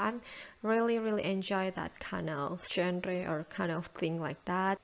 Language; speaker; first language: English; non-native, learner; Indonesian